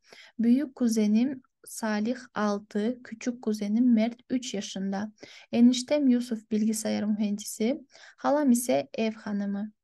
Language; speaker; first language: Turkish; non-native, fluent; Kyrgyz